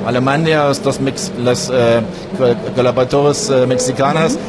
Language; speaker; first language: Spanish; non-native, learner; German